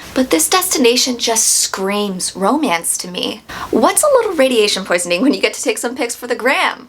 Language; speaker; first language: English; native; English